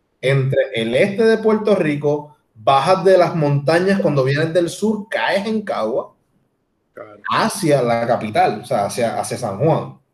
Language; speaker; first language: Spanish; native; Spanish